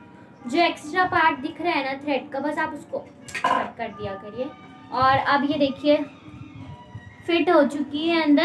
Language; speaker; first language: Hindi; native; Hindi